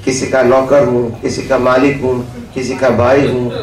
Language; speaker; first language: Hindi; non-native, local second language; Gujarati